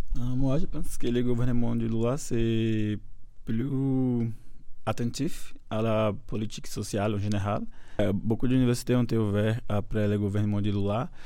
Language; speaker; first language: French; non-native, learner; Portuguese